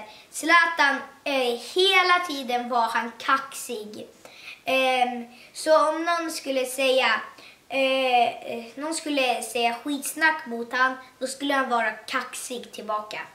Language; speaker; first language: Swedish; early bilingual, other home language; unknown